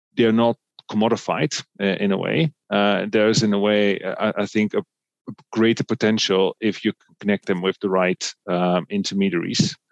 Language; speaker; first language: English; non-native, fluent; Dutch